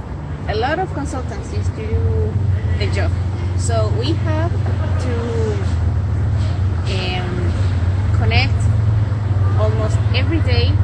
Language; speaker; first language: English; non-native, fluent; Spanish